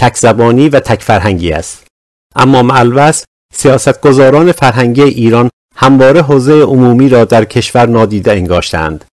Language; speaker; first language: Persian; non-native, local second language; Azerbaijani